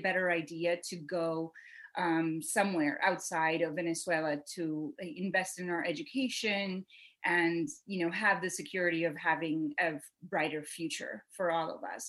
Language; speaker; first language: English; non-native, fluent; Spanish